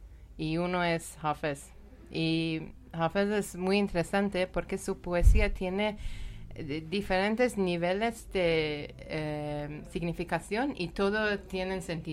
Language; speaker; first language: Spanish; non-native, learner; Persian